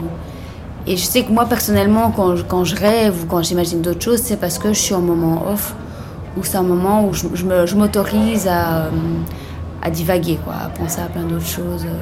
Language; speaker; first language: French; native; French